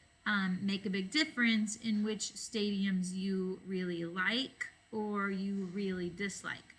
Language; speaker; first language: English; native; English